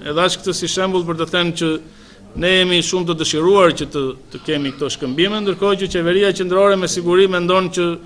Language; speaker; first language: Albanian; native; Albanian